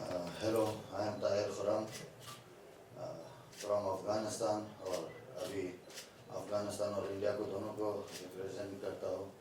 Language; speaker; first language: Hindi; non-native, fluent; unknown